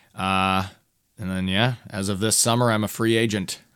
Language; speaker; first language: English; native; English